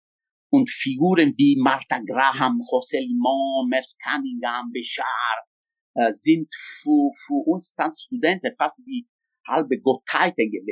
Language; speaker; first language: German; non-native, fluent; Italian